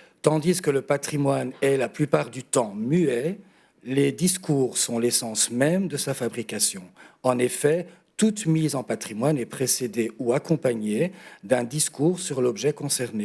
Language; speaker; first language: French; native; French